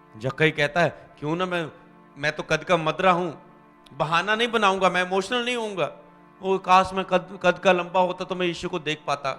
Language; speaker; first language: Hindi; non-native, local second language; Punjabi